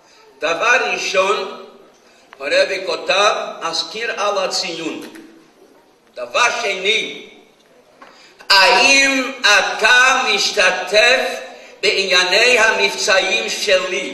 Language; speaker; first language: Hebrew; non-native, fluent; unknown